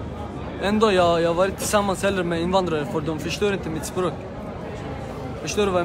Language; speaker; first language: Swedish; non-native, fluent; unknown